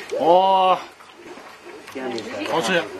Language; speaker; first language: Chinese; non-native, fluent; Japanese